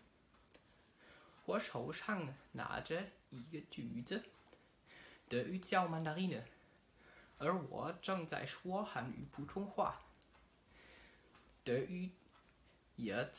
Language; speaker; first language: Chinese; non-native, learner; German